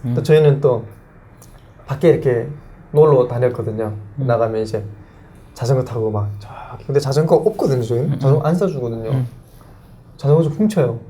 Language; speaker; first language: Korean; native; Korean